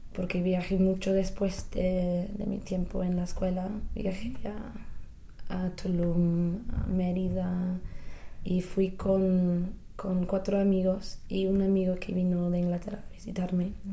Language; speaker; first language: Spanish; non-native, fluent; English